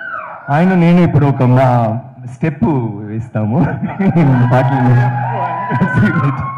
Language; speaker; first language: Telugu; non-native, learner; Tamil